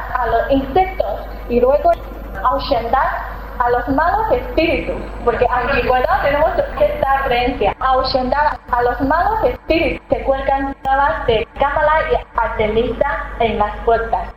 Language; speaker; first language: Spanish; non-native, fluent; Chinese